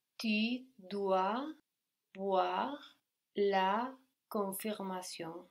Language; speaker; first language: French; non-native, learner; English